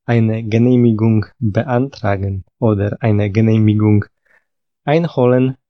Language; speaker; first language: German; non-native, fluent; Polish